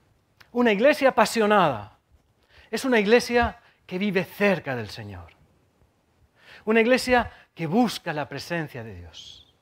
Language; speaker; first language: Spanish; native; Spanish